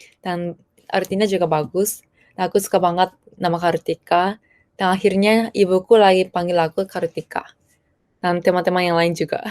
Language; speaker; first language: Indonesian; non-native, fluent; Japanese